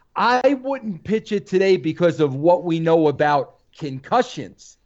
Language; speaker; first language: English; native; English